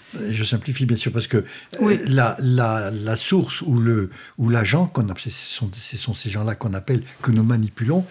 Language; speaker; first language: French; native; French